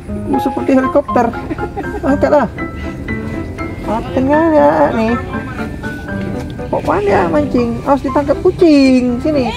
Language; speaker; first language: Malay; native; Malay